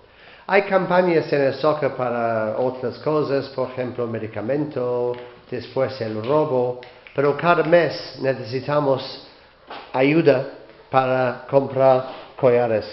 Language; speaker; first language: Spanish; non-native, learner; English